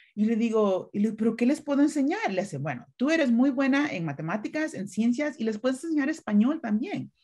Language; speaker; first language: Spanish; native; Spanish